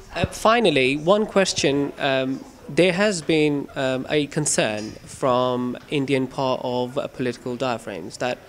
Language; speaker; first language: English; non-native, local second language; Urdu